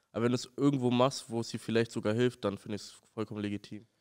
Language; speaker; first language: German; native; German